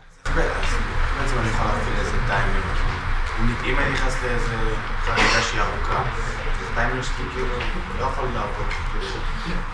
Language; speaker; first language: Hebrew; native; Hebrew